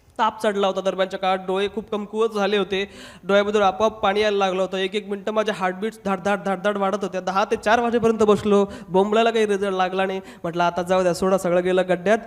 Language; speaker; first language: Marathi; non-native, local second language; Hindi